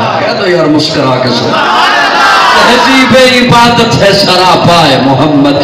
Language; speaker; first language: Urdu; non-native, local second language; Punjabi